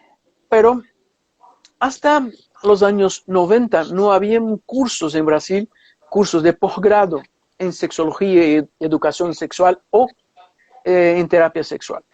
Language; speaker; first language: Spanish; non-native, fluent; Portuguese